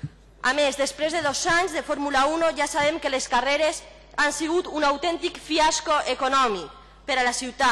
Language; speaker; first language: Catalan; native; Catalan